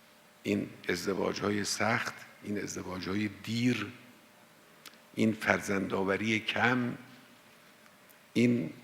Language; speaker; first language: Persian; native; Persian